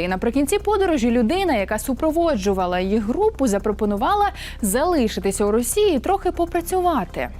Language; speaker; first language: Ukrainian; native; Ukrainian